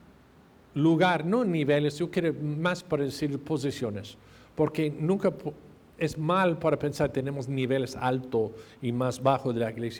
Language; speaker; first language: Spanish; non-native, fluent; English